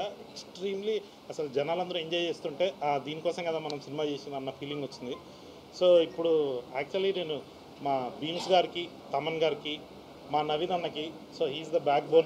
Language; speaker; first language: Telugu; native; Telugu